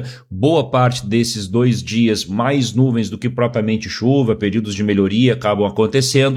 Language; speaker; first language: Portuguese; native; Portuguese